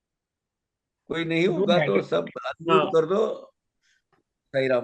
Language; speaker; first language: Hindi; native; Hindi